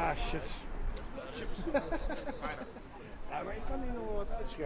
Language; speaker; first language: Dutch; native; Dutch